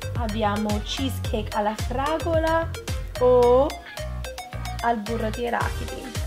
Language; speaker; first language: Italian; early bilingual, heritage; English